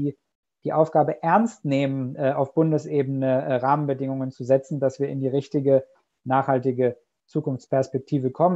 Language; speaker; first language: German; native; German